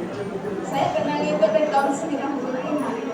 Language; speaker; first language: Indonesian; non-native, local second language; Batak Toba